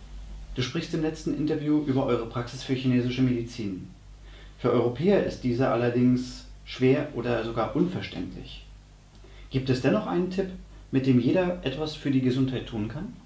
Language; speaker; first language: German; native; German